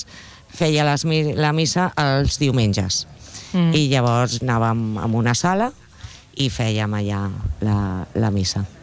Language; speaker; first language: Catalan; non-native, local second language; Spanish